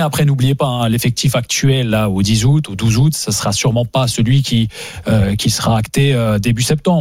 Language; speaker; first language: French; native; French